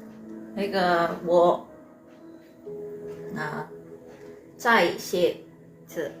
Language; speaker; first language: Chinese; non-native, fluent; Indonesian